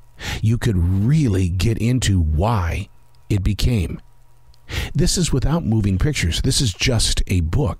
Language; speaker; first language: English; native; English